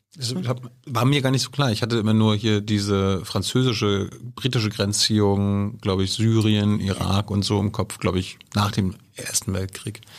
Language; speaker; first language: German; native; German